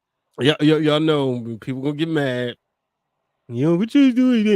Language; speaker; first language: English; native; English